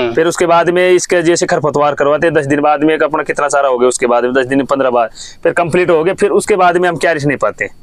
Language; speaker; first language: Hindi; native; Hindi